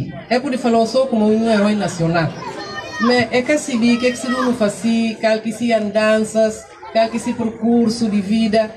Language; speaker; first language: Portuguese; non-native, local second language; Upper Guinea Crioulo